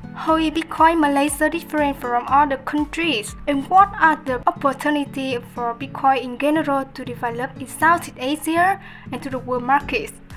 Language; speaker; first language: English; non-native, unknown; Vietnamese